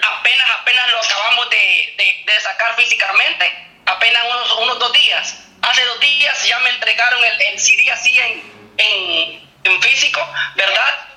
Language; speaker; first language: Spanish; native; Spanish